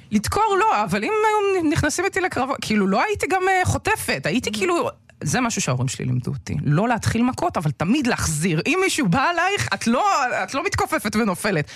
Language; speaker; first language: Hebrew; early bilingual, other home language; Russian